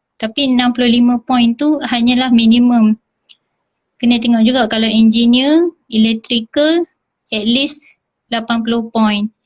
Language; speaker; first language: Malay; native; Malay